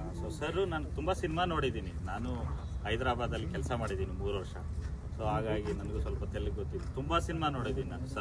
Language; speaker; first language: Kannada; native; Kannada